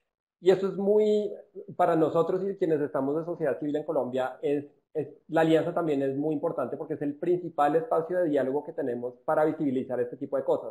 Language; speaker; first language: Spanish; native; Spanish